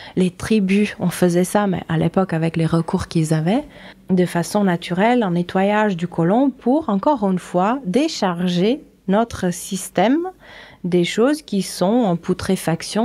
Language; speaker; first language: French; non-native, fluent; Portuguese